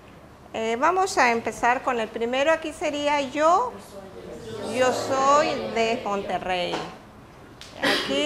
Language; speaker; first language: Spanish; native; Spanish